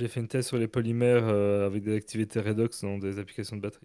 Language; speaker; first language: French; native; French